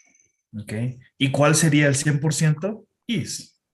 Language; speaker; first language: Spanish; non-native, fluent; English